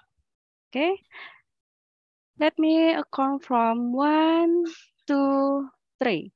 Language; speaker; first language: English; non-native, fluent; Indonesian